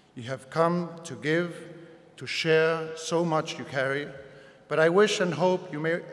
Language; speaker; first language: English; non-native, fluent; Spanish